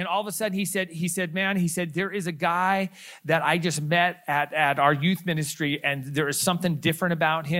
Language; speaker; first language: English; native; English